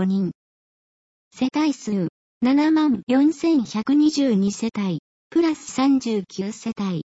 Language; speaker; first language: Japanese; native; Japanese